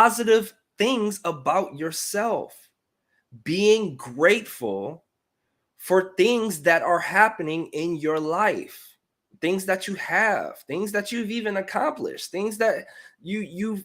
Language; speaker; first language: English; native; English